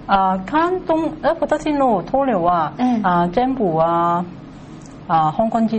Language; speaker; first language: Japanese; non-native, learner; Cantonese